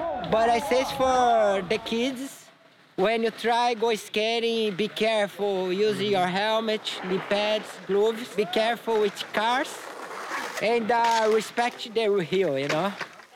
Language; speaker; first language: English; non-native, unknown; Portuguese